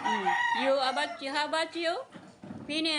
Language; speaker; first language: English; non-native, learner; Filipino